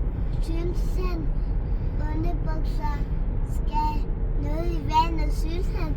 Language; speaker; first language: Danish; early bilingual, other home language; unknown